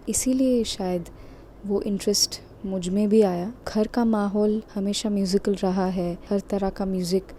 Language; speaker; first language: Hindi; non-native, local second language; Bangla